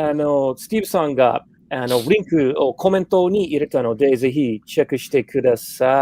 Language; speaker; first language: Japanese; non-native, learner; English